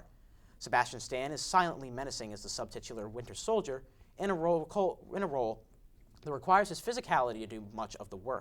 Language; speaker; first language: English; native; English